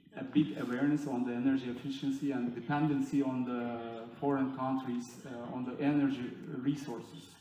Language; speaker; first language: English; non-native, fluent; Turkish